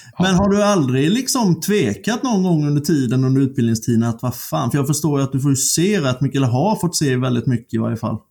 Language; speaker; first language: Swedish; native; Swedish